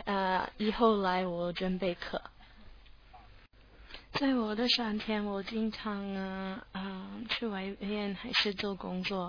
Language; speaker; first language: Chinese; non-native, learner; English